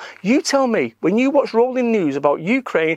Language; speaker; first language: English; native; English